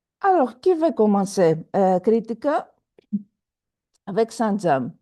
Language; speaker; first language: French; non-native, fluent; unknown